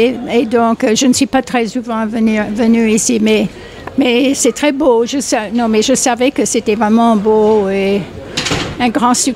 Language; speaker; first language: French; non-native, fluent; English